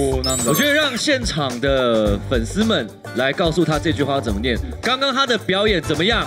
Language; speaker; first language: Chinese; native; Chinese